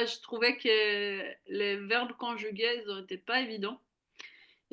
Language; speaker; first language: French; non-native, fluent; Hebrew